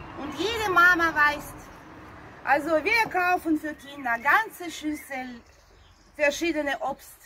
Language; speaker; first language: German; non-native, fluent; Russian